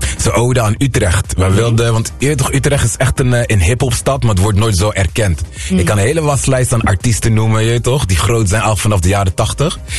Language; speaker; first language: Dutch; non-native, local second language; Papiamento